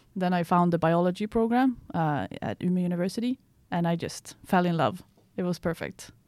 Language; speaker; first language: English; non-native, fluent; Swedish